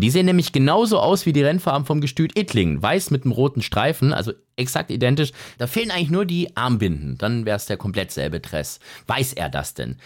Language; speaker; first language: German; native; German